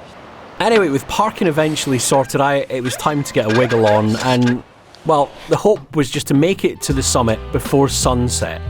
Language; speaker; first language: English; native; English